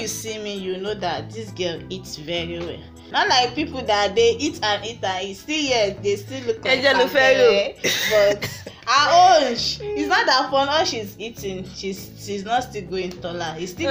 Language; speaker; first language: English; non-native, local second language; Yoruba